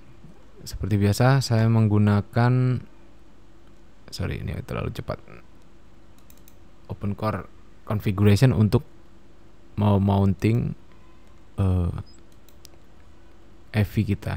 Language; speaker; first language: Indonesian; native; Indonesian